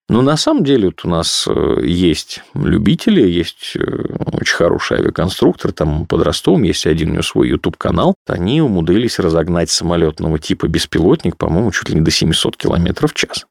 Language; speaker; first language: Russian; native; Russian